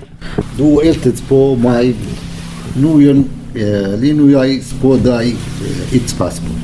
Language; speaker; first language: Danish; non-native, learner; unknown